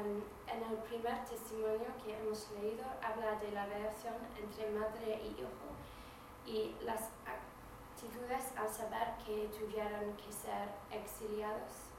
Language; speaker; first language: Spanish; non-native, fluent; English